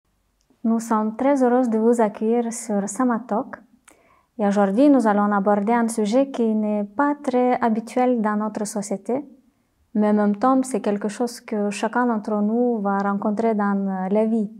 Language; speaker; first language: French; non-native, fluent; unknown